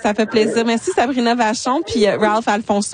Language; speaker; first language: French; native; French